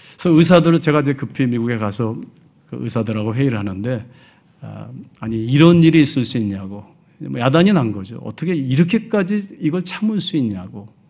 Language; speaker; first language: Korean; early bilingual, heritage; Korean